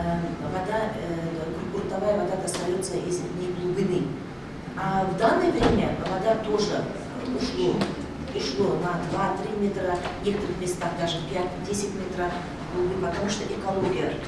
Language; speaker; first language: Russian; non-native, local second language; Kazakh